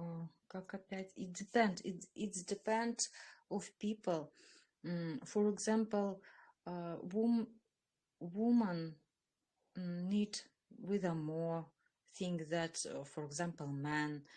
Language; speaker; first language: English; non-native, learner; Russian